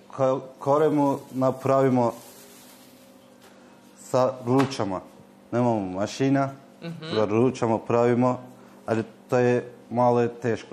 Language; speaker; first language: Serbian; non-native, learner; Turkish